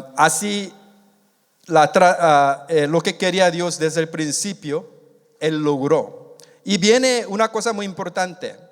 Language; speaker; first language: Spanish; non-native, fluent; Korean